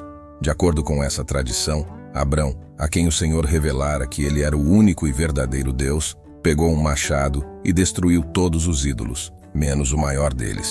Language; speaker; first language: Portuguese; native; Portuguese